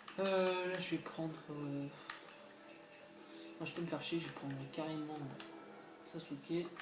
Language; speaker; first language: French; native; French